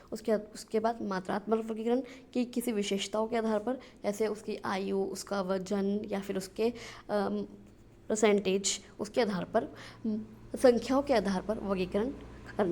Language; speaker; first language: Hindi; native; Hindi